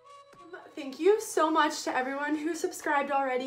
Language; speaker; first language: English; native; English